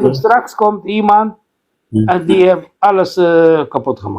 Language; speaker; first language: Dutch; non-native, fluent; Urdu